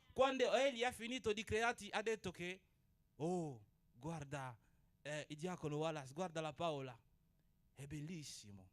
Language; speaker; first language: Italian; non-native, fluent; Portuguese